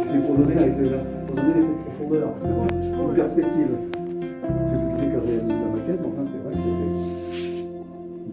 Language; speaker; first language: French; native; French